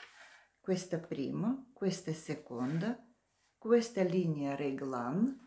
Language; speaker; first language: Italian; non-native, learner; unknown